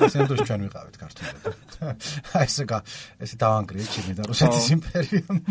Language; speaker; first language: Georgian; native; Georgian